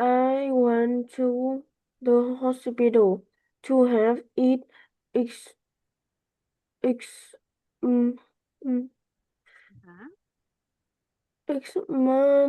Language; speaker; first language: English; non-native, learner; Vietnamese